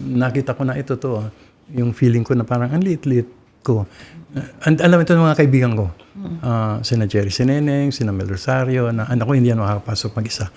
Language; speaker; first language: Filipino; non-native, local second language; Bikol